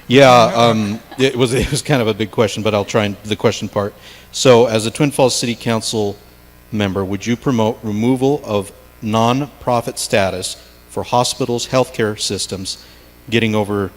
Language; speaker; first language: English; native; English